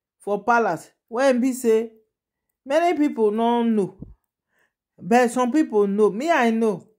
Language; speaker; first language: Nigerian Pidgin; non-native, local second language; Yoruba